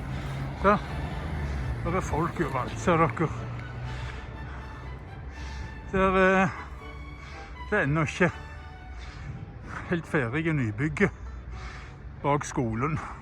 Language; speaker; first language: Norwegian; native; Norwegian